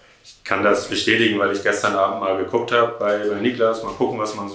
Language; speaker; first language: German; native; German